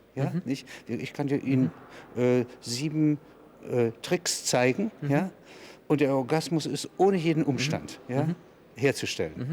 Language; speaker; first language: German; native; German